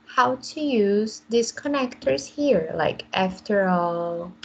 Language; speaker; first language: English; non-native, fluent; Portuguese